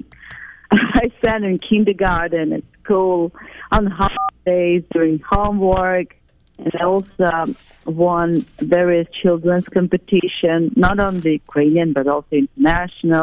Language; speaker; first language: English; non-native, fluent; Ukrainian